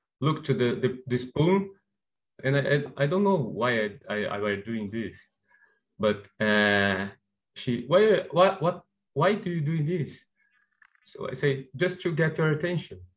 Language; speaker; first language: English; non-native, learner; Portuguese